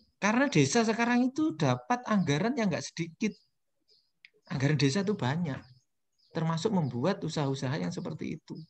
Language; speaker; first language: Indonesian; non-native, local second language; Javanese